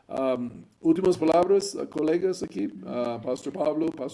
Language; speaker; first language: Spanish; non-native, fluent; English